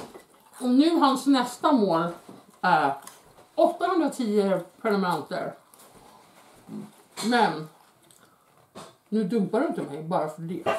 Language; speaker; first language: Swedish; native; Swedish